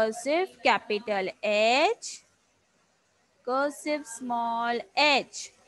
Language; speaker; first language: English; non-native, local second language; Hindi